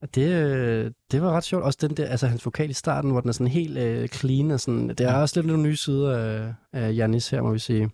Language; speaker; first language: Danish; native; Danish